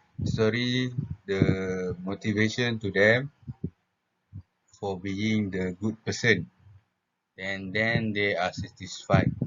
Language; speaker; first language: English; non-native, local second language; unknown